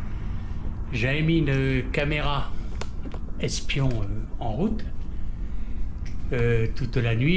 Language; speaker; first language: French; native; French